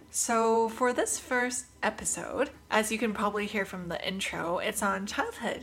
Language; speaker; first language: English; early bilingual, other home language; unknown